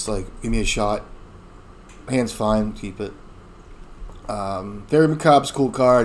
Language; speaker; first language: English; native; English